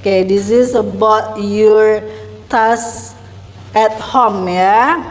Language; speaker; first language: English; non-native, learner; Indonesian